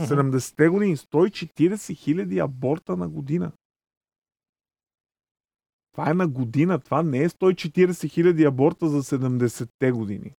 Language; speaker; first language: Bulgarian; native; Bulgarian